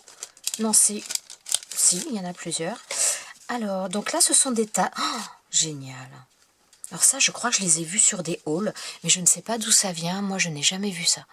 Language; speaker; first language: French; native; French